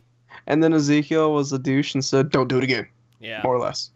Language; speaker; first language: English; native; English